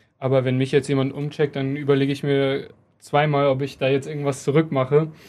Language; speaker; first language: German; native; German